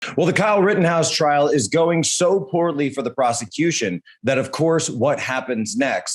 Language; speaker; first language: English; native; English